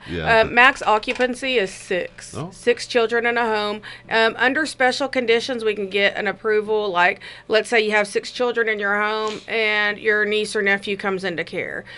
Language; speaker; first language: English; native; English